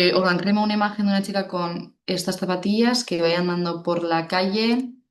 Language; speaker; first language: Spanish; non-native, local second language; Basque